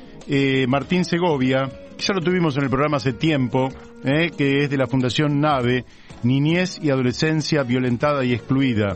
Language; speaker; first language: Spanish; native; Spanish